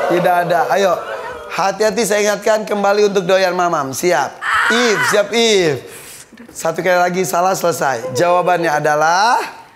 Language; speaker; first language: Indonesian; native; Indonesian